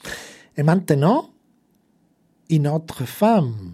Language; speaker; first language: French; non-native, fluent; Spanish